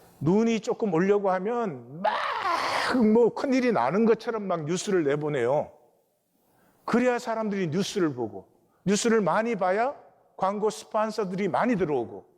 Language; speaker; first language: Korean; native; Korean